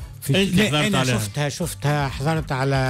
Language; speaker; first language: Arabic; native; Arabic